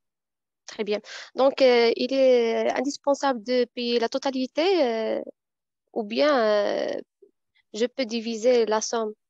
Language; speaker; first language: French; non-native, fluent; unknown